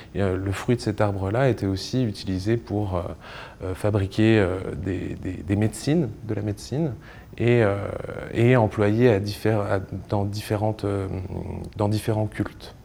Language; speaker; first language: French; native; French